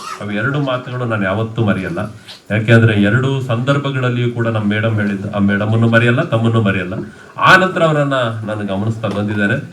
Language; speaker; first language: Kannada; native; Kannada